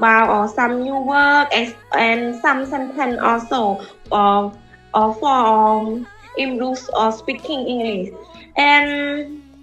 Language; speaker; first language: English; non-native, learner; Khmer